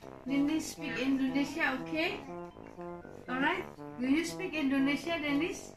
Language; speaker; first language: English; non-native, learner; Indonesian